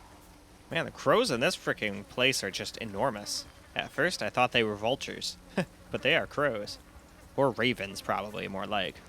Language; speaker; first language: English; native; English